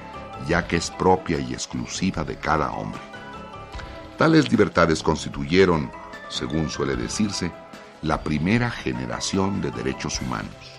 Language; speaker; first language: Spanish; native; Spanish